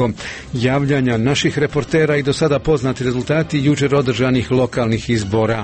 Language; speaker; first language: Croatian; native; Croatian